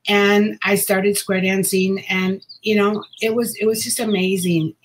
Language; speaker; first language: English; native; English